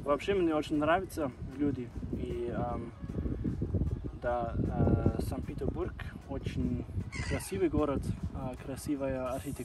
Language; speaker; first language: Russian; non-native, learner; German